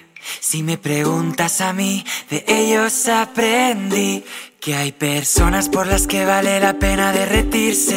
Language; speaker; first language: Spanish; native; Spanish